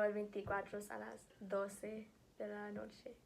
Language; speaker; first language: Spanish; early bilingual, heritage; Spanish